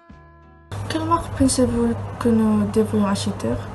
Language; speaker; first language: French; non-native, learner; Malay